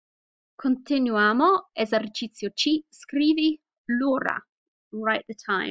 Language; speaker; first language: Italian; non-native, fluent; English